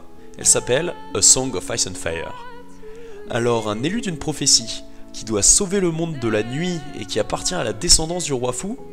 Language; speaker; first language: French; native; French